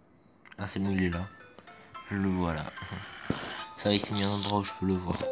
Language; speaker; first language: French; native; French